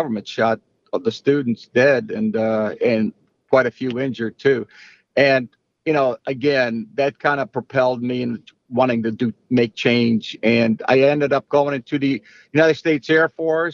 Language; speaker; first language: English; early bilingual, other home language; Italian